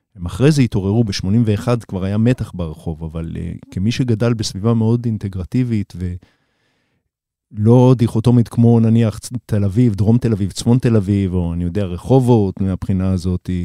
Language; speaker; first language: Hebrew; native; Hebrew